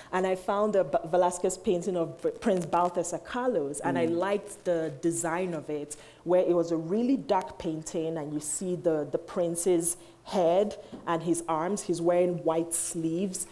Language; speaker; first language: English; non-native, local second language; Igbo